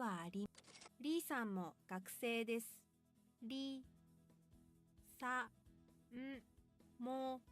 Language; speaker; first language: Japanese; non-native, learner; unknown